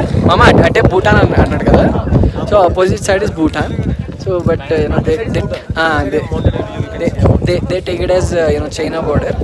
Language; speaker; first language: English; non-native, local second language; Telugu